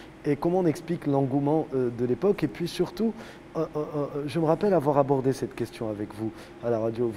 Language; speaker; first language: French; non-native, local second language; Arabic